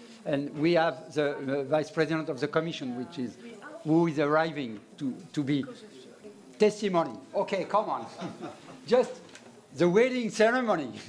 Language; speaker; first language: English; non-native, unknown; French